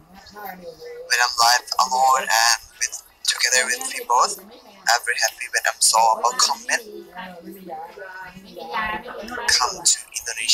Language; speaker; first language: English; non-native, learner; Thai